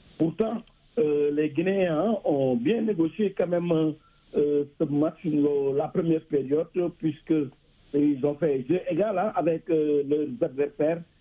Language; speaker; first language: French; non-native, local second language; Wolof